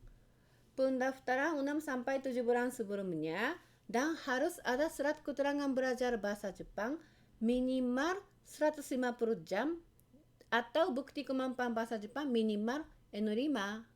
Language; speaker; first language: Indonesian; non-native, fluent; Japanese